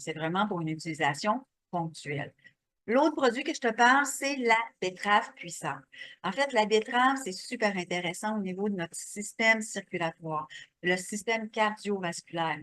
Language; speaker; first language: French; native; French